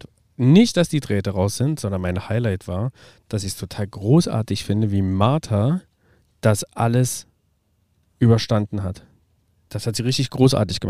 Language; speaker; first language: German; native; German